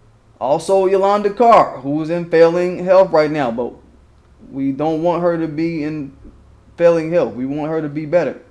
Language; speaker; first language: English; native; English